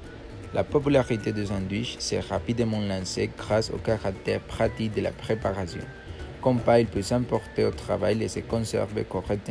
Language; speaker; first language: French; non-native, learner; Spanish